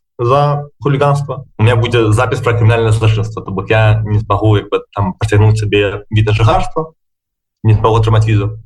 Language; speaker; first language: Belarusian; non-native, local second language; Russian